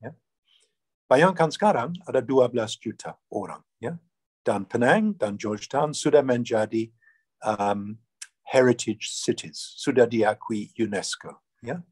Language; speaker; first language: Indonesian; non-native, fluent; English